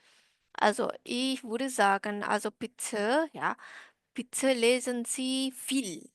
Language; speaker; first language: German; non-native, learner; Indonesian